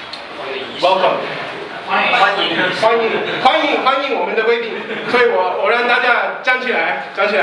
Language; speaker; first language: Chinese; non-native, fluent; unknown